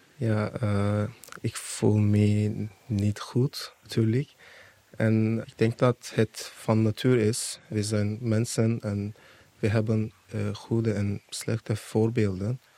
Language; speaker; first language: Dutch; non-native, learner; Turkish